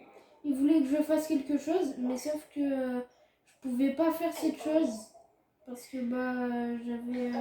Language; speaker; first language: French; native; French